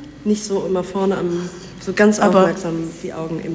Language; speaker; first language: German; native; German